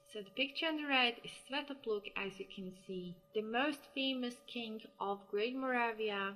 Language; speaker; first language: English; non-native, fluent; Slovak